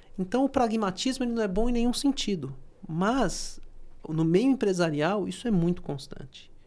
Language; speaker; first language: Portuguese; native; Portuguese